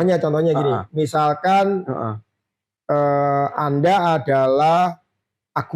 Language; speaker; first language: Indonesian; native; Indonesian